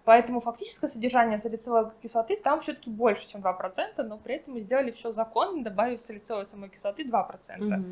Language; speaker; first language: Russian; native; Russian